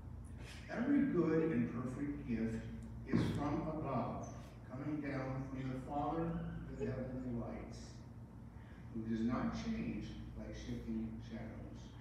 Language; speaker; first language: English; native; English